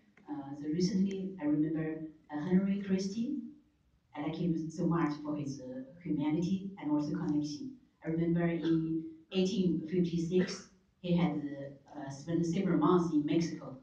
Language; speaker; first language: English; non-native, learner; Chinese